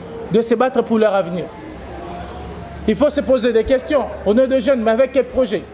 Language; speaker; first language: French; non-native, local second language; Lingala